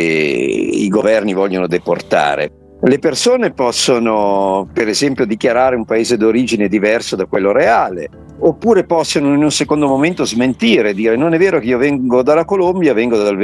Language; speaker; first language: Italian; native; Italian